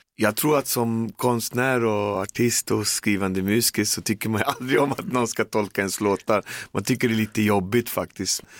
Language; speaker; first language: Swedish; native; Swedish